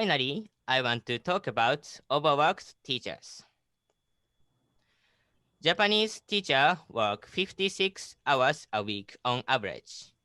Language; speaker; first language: English; non-native, learner; Japanese